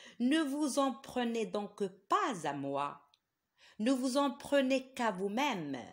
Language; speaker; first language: French; non-native, local second language; Arabic